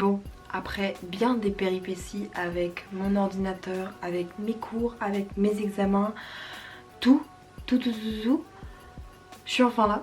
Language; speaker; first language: French; native; French